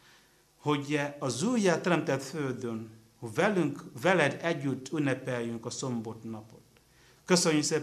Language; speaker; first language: Hungarian; non-native, learner; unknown